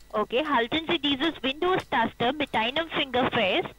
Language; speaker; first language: German; non-native, learner; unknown